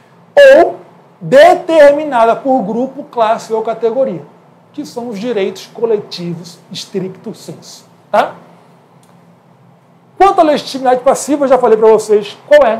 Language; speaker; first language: Portuguese; native; Portuguese